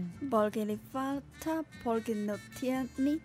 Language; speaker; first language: Spanish; non-native, learner; Chinese